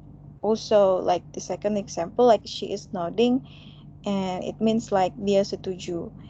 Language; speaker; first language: English; non-native, fluent; Indonesian